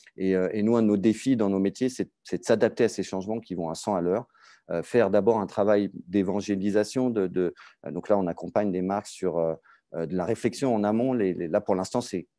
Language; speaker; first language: French; native; French